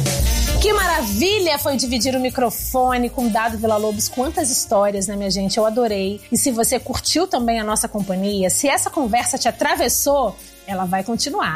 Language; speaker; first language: Portuguese; native; Portuguese